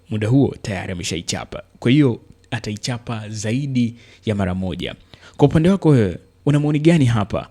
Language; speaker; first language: Swahili; native; Swahili